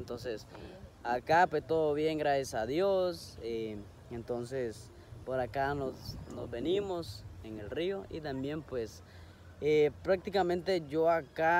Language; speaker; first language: Spanish; native; Spanish